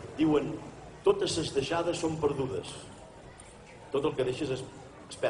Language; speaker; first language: Catalan; native; Catalan